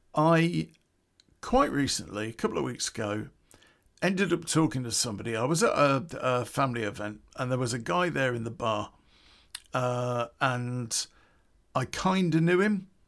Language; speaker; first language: English; native; English